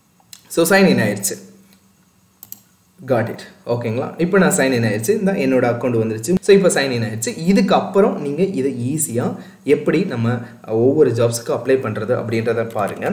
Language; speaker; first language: Tamil; native; Tamil